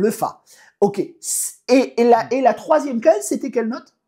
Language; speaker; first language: French; native; French